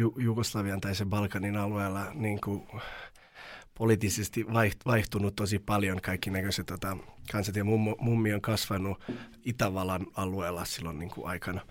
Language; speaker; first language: Finnish; non-native, fluent; Serbian